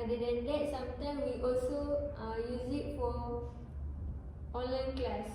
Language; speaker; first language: English; non-native, learner; Malay